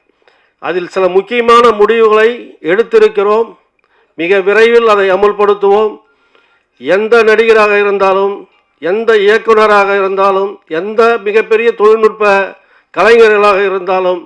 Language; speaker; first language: Tamil; native; Tamil